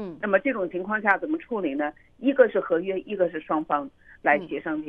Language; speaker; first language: Chinese; native; Chinese